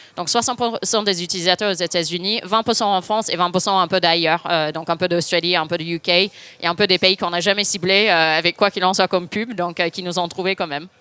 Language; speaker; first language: French; non-native, fluent; English